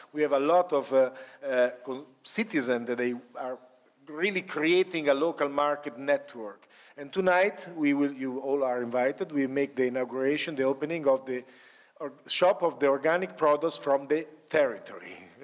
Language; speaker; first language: English; non-native, fluent; Italian